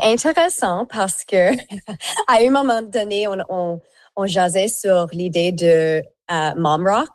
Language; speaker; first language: French; non-native, local second language; English